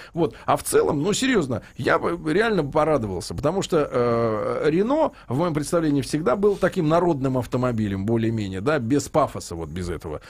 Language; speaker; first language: Russian; native; Russian